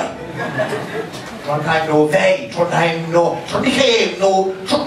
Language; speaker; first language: English; native; English